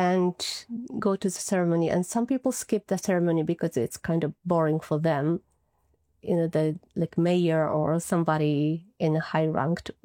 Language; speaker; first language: English; non-native, fluent; Japanese